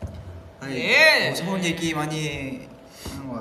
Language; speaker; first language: Korean; non-native, fluent; Vietnamese